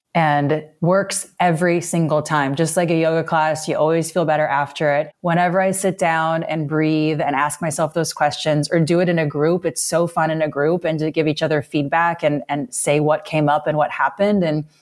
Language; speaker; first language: English; native; English